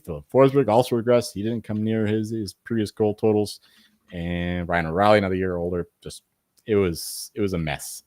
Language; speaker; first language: English; native; English